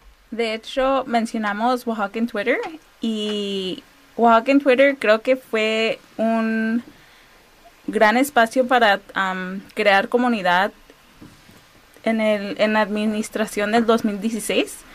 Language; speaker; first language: Spanish; early bilingual, heritage; Spanish